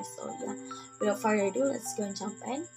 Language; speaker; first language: English; non-native, learner; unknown